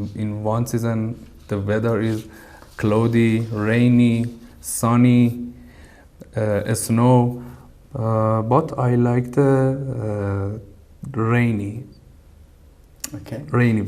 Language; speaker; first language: English; non-native, learner; Persian